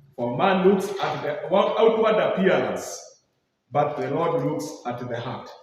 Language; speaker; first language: English; non-native, local second language; Swahili